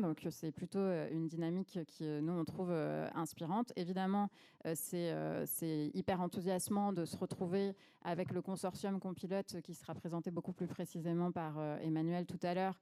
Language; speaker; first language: French; native; French